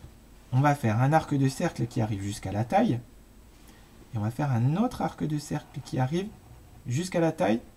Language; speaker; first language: French; native; French